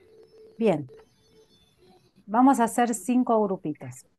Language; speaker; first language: Spanish; native; Spanish